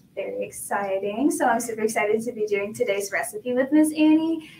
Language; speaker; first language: English; native; English